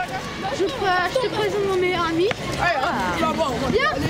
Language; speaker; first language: French; early bilingual, other home language; Romanian